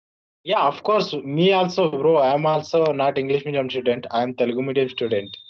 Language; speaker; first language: English; non-native, learner; Telugu